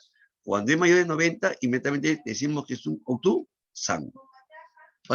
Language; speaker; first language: Spanish; native; Spanish